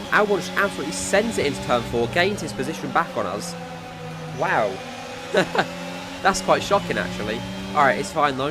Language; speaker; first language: English; native; English